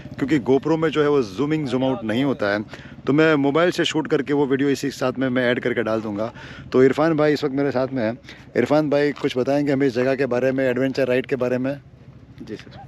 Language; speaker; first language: Hindi; native; Hindi